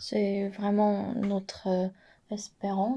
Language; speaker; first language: French; non-native, fluent; Korean